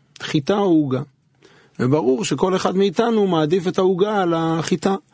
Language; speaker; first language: Hebrew; native; Hebrew